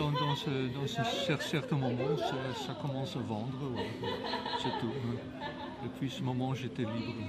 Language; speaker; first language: French; non-native, fluent; Dutch